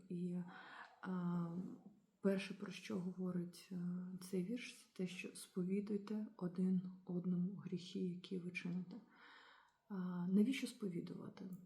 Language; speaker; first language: Ukrainian; non-native, local second language; Russian